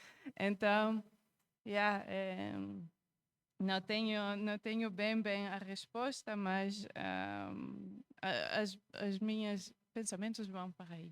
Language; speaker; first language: Portuguese; non-native, fluent; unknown